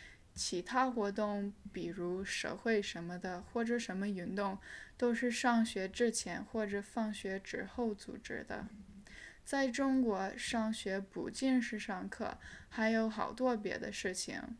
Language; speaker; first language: Chinese; early bilingual, heritage; English